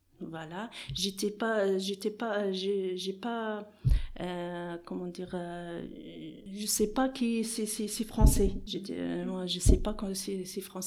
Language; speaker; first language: French; non-native, learner; Arabic